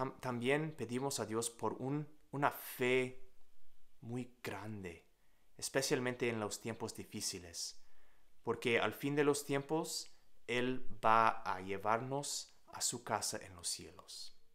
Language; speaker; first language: Spanish; non-native, learner; English